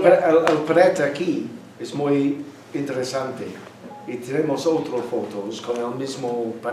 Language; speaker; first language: Spanish; non-native, learner; English